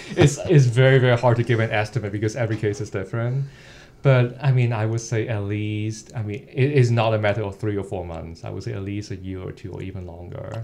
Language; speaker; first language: English; non-native, local second language; Cantonese